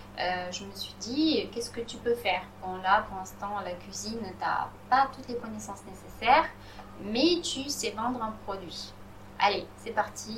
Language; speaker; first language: French; non-native, fluent; Romanian